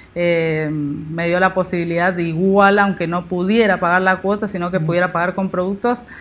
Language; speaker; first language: Spanish; native; Spanish